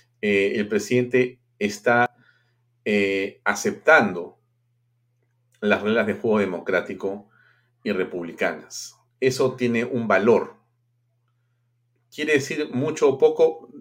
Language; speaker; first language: Spanish; native; Spanish